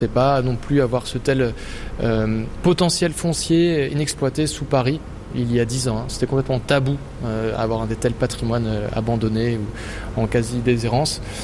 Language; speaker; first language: French; native; French